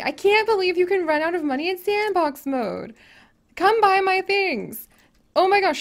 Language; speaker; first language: English; native; English